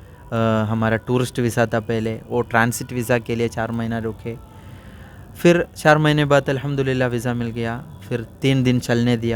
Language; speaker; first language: Hindi; non-native, local second language; Malayalam